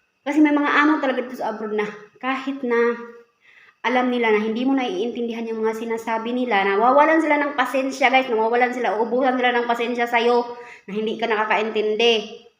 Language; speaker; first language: Filipino; native; Filipino